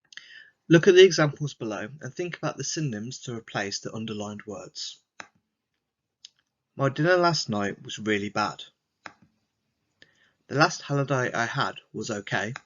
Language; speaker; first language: English; native; English